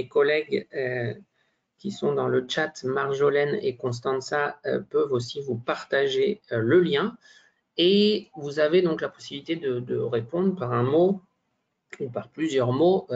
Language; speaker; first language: French; native; French